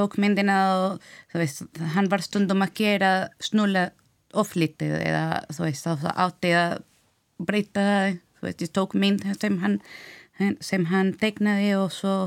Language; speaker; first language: Icelandic; non-native, learner; Spanish